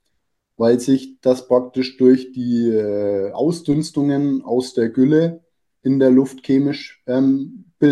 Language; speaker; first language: German; native; German